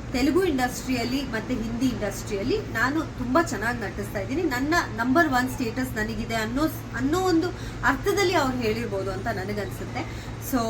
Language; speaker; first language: Kannada; non-native, local second language; Kodava